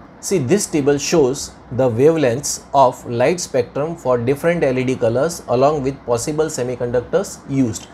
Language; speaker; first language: English; non-native, local second language; Gujarati